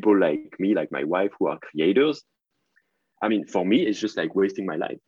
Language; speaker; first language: English; non-native, fluent; French